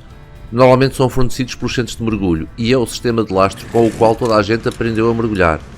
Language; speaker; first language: Portuguese; native; Portuguese